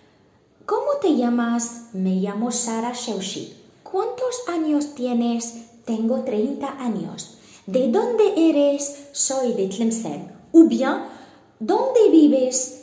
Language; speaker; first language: Spanish; non-native, fluent; Arabic